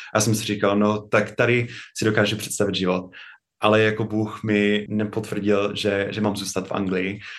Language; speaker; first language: Czech; non-native, fluent; English